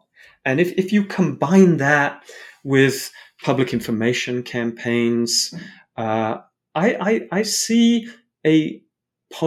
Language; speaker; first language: English; native; English